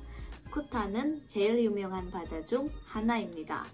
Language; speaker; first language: Korean; non-native, fluent; Indonesian